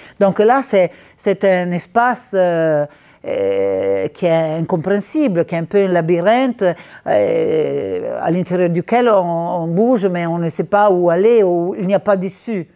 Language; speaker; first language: French; non-native, fluent; Italian